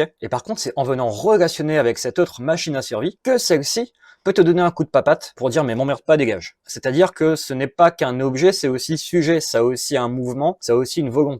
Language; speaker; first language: French; native; French